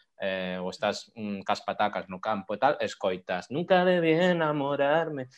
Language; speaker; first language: Galician; non-native, local second language; Spanish